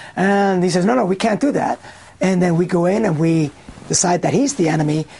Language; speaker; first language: English; non-native, fluent; Spanish